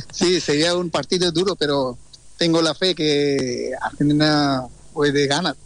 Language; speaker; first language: Spanish; non-native, fluent; Bangla